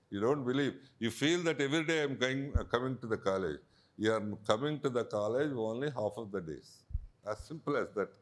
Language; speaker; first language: English; non-native, local second language; Telugu